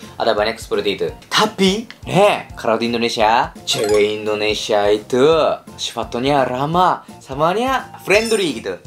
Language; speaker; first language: Indonesian; non-native, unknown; Japanese